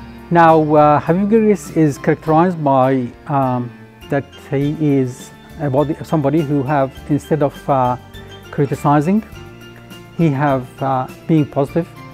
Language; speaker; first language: English; non-native, fluent; Arabic